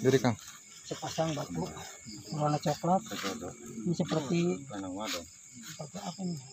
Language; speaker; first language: Indonesian; native; Indonesian